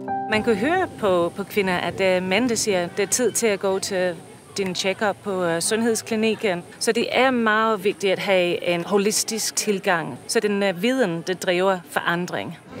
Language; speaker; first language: Danish; non-native, fluent; English